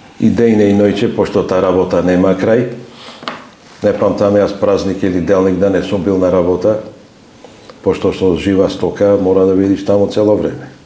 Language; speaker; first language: Macedonian; native; Macedonian